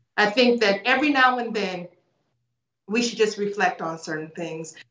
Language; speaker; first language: English; native; English